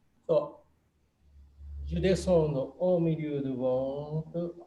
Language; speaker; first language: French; non-native, fluent; Japanese